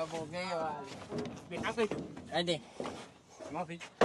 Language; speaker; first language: Spanish; native; Spanish